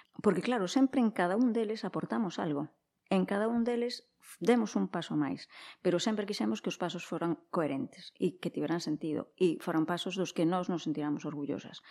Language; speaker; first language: Galician; native; Galician